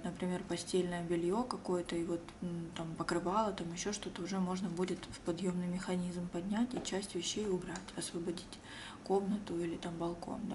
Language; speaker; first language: Russian; native; Russian